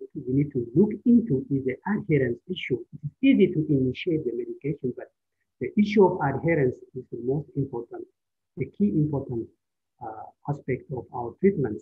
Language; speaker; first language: English; non-native, fluent; Amharic